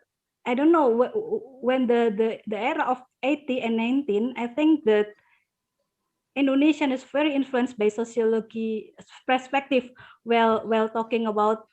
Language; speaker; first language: English; non-native, learner; Indonesian